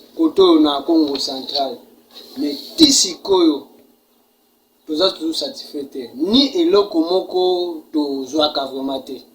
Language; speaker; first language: Lingala; non-native, local second language; Kongo